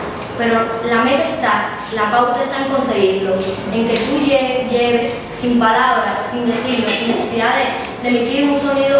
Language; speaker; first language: Spanish; native; Spanish